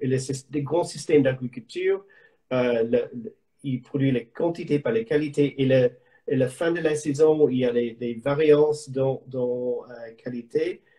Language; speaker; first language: French; non-native, learner; English